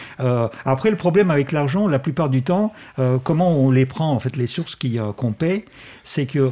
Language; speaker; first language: French; non-native, fluent; Russian